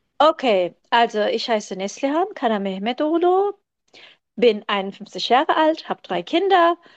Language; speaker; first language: German; early bilingual, other home language; Turkish